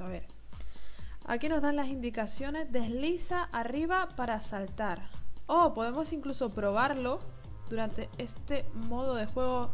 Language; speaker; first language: Spanish; native; Spanish